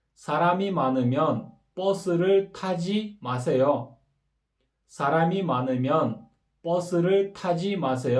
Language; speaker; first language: Korean; non-native, fluent; Kyrgyz